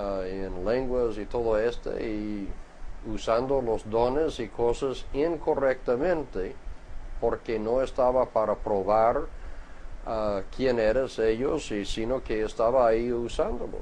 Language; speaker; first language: Spanish; non-native, fluent; English